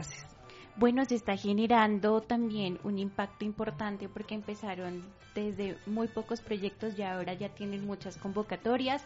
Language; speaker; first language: Spanish; native; Spanish